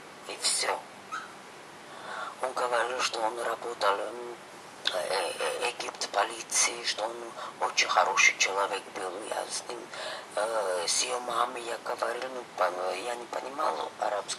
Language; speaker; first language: Russian; non-native, fluent; Georgian